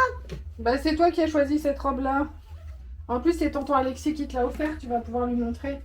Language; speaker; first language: French; native; French